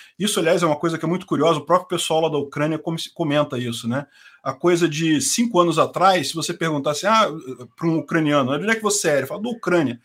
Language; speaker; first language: Portuguese; native; Portuguese